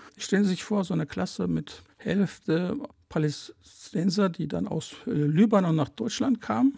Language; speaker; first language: German; early bilingual, other home language; Turkish